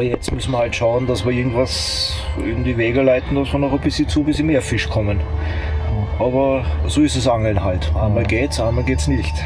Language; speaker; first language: German; native; German